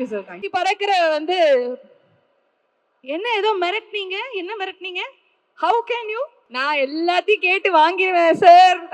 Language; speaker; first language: Tamil; native; Tamil